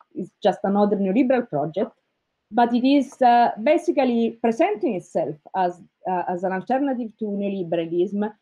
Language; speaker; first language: English; non-native, fluent; Italian